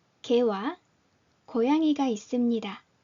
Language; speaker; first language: Korean; native; Korean